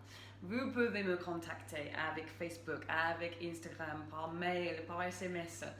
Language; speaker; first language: French; non-native, fluent; English